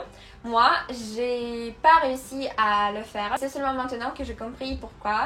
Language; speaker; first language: French; non-native, fluent; Russian